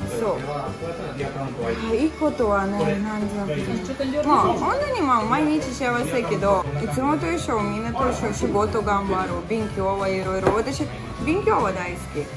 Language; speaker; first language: Japanese; non-native, learner; Russian